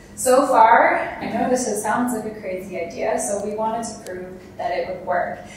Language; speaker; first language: English; native; English